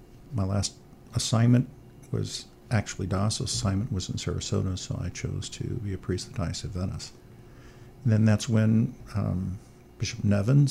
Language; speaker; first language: English; native; English